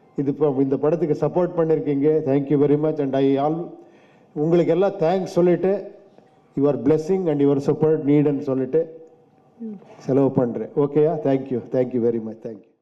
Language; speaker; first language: Tamil; non-native, fluent; Kannada